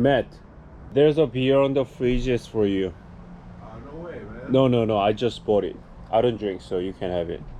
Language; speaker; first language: English; non-native, learner; Korean